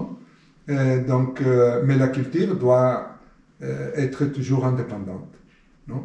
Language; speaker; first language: French; non-native, fluent; Spanish